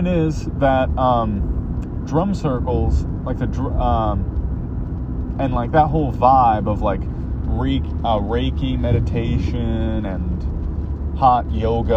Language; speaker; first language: English; native; English